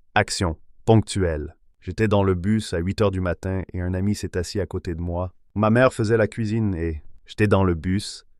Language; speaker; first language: French; native; French